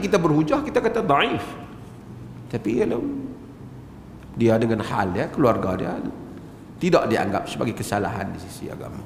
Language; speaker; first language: Malay; native; Malay